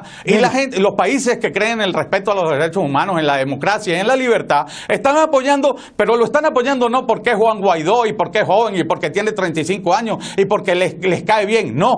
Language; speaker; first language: Spanish; native; Spanish